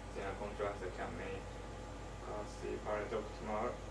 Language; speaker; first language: English; non-native, learner; Japanese